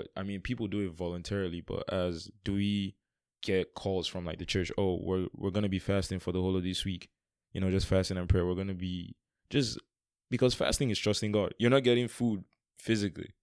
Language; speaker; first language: English; non-native, local second language; Yoruba